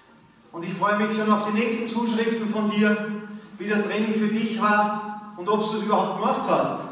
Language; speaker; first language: German; native; German